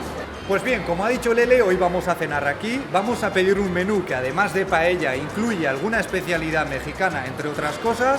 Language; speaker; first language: Spanish; native; Spanish